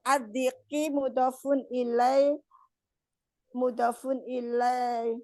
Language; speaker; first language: Arabic; non-native, learner; Indonesian